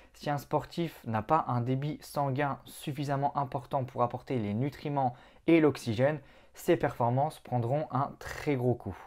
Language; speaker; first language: French; native; French